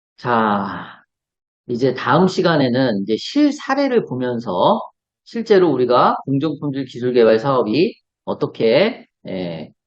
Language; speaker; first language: Korean; native; Korean